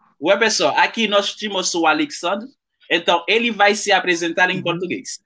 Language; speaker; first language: Portuguese; non-native, learner; Haitian Creole